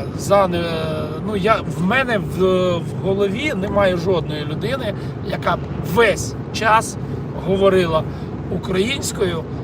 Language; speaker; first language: Ukrainian; non-native, local second language; Russian